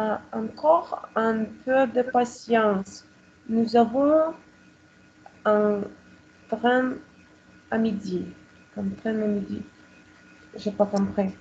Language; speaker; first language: French; non-native, learner; Russian